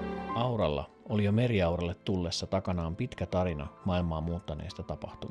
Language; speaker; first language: Finnish; native; Finnish